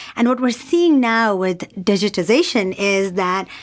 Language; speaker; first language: English; non-native, local second language; Urdu